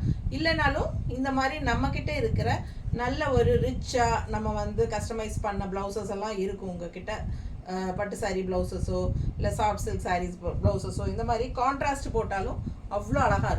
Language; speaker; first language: Tamil; native; Tamil